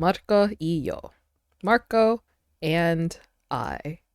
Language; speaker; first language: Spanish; non-native, learner; English